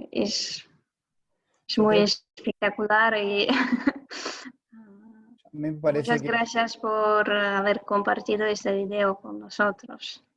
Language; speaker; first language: Spanish; non-native, fluent; Russian